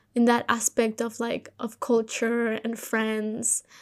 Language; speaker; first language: English; early bilingual, other home language; Spanish